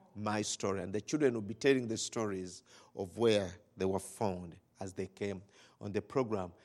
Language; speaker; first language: English; non-native, local second language; Ganda